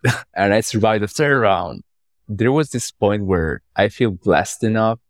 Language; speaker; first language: English; non-native, fluent; Spanish